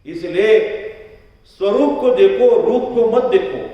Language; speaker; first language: Hindi; non-native, local second language; Marathi